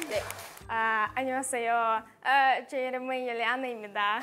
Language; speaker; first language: Korean; non-native, learner; Finnish